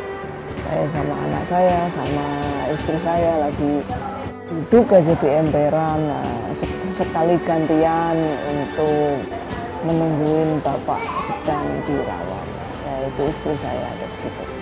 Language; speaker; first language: Indonesian; non-native, local second language; Javanese